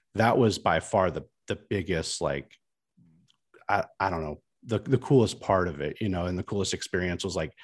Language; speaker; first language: English; native; English